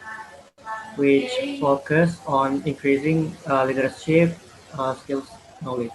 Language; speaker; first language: English; non-native, learner; Malay